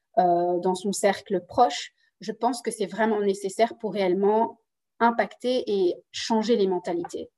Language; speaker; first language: French; early bilingual, other home language; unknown